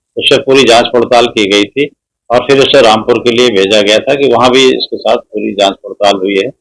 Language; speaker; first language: Hindi; native; Hindi